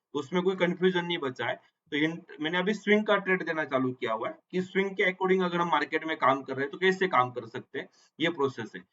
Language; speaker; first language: Hindi; non-native, local second language; Marathi